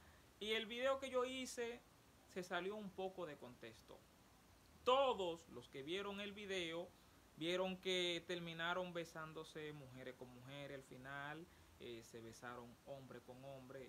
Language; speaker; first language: Spanish; native; Spanish